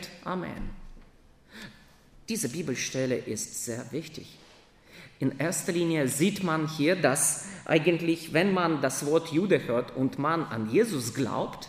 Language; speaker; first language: German; non-native, fluent; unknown